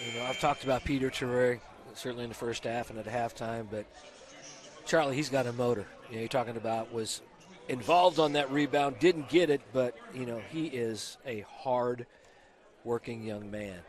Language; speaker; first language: English; native; English